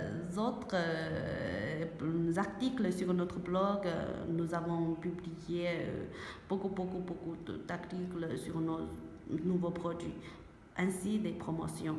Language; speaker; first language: French; non-native, learner; Chinese